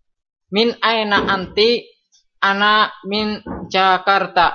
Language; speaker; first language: Arabic; non-native, learner; Indonesian